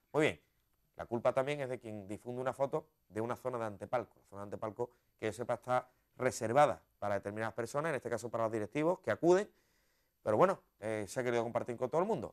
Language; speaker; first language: Spanish; native; Spanish